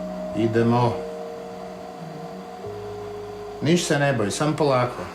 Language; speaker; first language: Croatian; native; Croatian